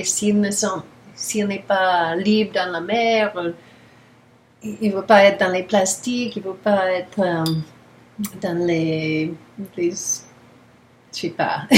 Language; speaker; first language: French; non-native, learner; English